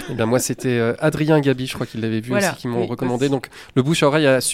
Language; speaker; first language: French; native; French